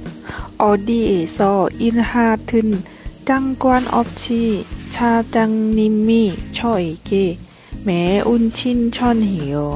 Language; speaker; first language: Korean; non-native, learner; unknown